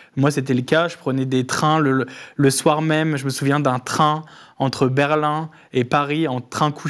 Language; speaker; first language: French; native; French